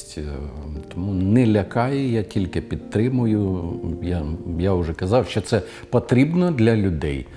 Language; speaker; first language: Ukrainian; non-native, local second language; Russian